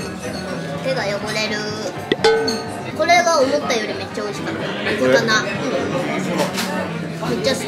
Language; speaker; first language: Japanese; native; Japanese